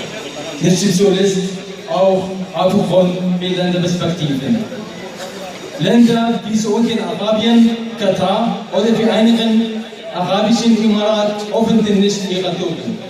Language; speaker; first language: German; non-native, learner; Arabic